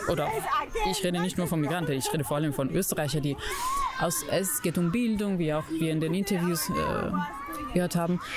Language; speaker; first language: German; non-native, fluent; Italian